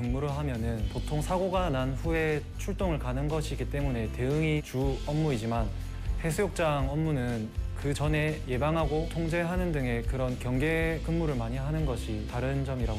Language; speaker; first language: Korean; native; Korean